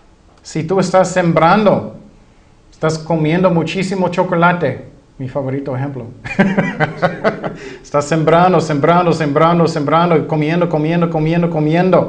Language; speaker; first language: Spanish; non-native, fluent; English